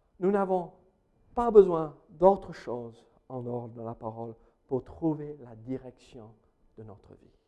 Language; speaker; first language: French; non-native, fluent; English